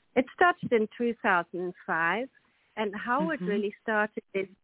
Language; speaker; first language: English; non-native, local second language; German